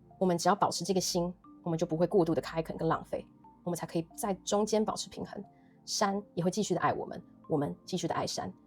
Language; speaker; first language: Chinese; native; Chinese